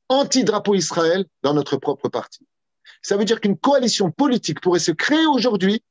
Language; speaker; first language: French; native; French